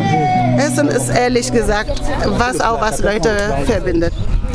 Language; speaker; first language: German; non-native, fluent; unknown